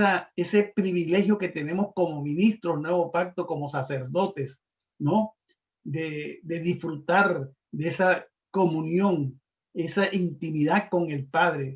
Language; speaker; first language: Spanish; native; Spanish